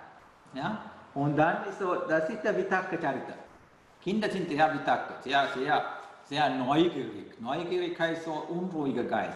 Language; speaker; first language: German; non-native, fluent; Sinhala